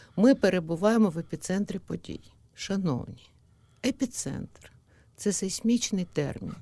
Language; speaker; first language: Ukrainian; native; Ukrainian